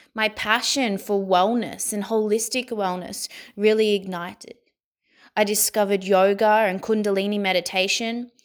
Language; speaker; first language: English; native; English